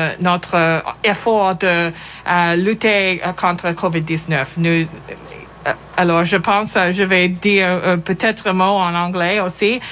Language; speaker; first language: French; non-native, learner; English